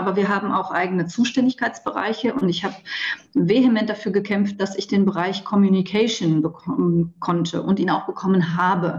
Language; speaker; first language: German; native; German